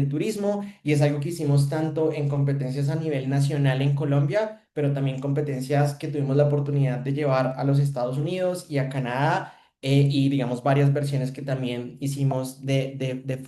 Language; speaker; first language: Spanish; native; Spanish